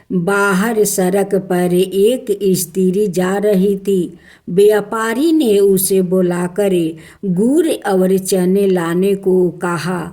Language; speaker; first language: Hindi; native; Hindi